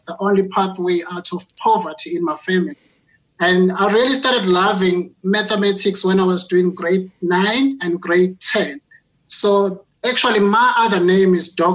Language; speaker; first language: English; non-native, local second language; Zulu